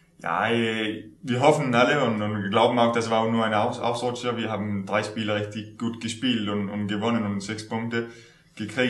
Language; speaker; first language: German; non-native, learner; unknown